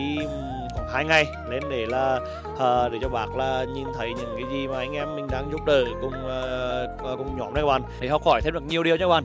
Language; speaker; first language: Vietnamese; native; Vietnamese